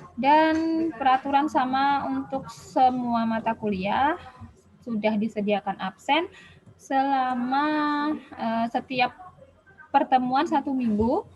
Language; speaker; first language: Indonesian; native; Indonesian